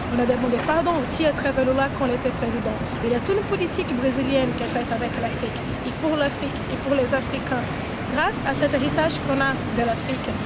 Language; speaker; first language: French; non-native, fluent; Portuguese